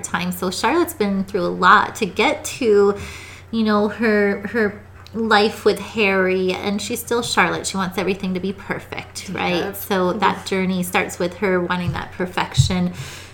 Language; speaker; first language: English; native; English